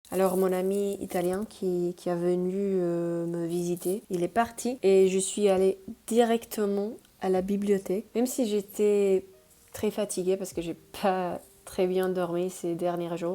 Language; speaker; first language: French; non-native, fluent; Spanish